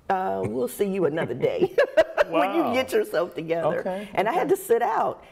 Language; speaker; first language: English; native; English